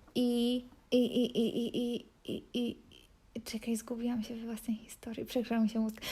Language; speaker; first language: Polish; native; Polish